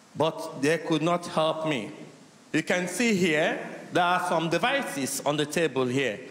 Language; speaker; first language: English; non-native, local second language; Igbo